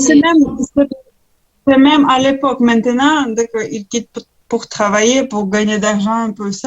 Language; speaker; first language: French; non-native, learner; Ukrainian